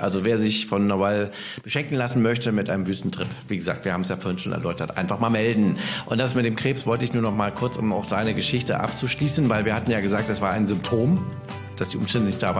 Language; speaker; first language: German; native; German